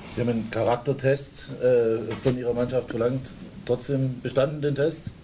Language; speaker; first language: German; native; German